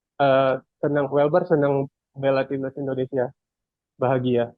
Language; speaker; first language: Indonesian; native; Indonesian